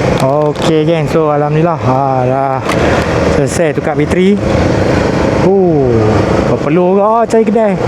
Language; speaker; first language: Malay; native; Malay